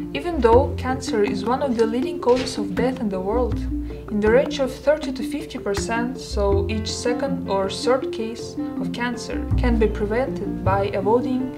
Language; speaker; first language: English; non-native, fluent; Russian